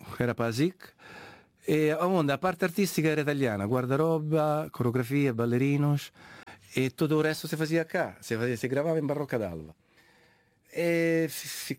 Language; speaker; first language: Portuguese; non-native, fluent; Italian